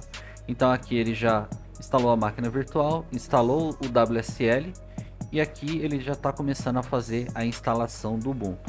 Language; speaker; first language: Portuguese; native; Portuguese